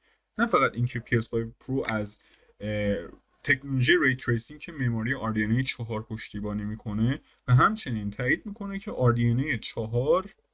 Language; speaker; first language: Persian; native; Persian